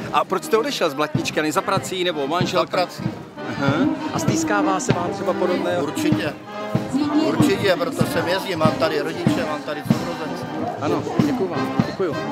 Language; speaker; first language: Czech; native; Czech